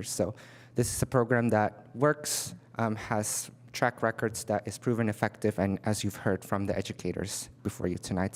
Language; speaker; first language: English; non-native, fluent; Indonesian